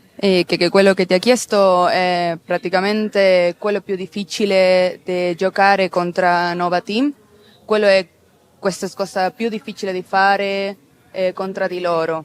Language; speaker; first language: Italian; non-native, learner; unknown